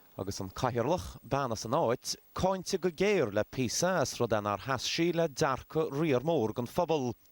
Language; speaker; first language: Irish; native; Irish